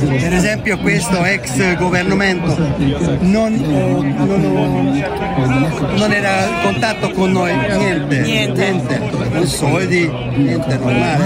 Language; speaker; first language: Italian; non-native, learner; Hungarian